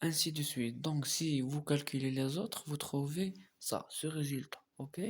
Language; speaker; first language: French; non-native, local second language; Arabic